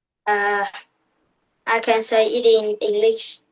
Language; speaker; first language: English; non-native, learner; Vietnamese